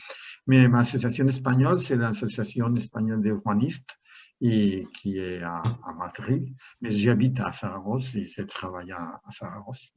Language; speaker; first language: French; non-native, learner; Spanish